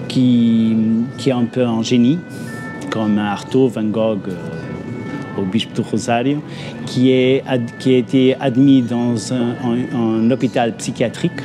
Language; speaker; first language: French; non-native, fluent; Portuguese